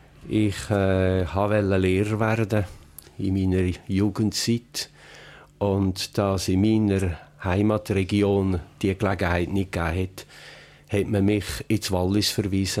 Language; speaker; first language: German; native; German